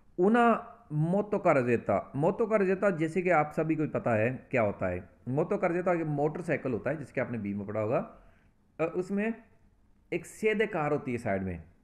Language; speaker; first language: Urdu; non-native, local second language; Punjabi